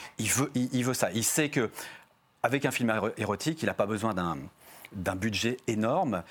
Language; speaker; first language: French; native; French